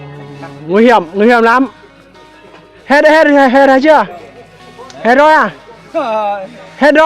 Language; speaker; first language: Vietnamese; non-native, learner; Thai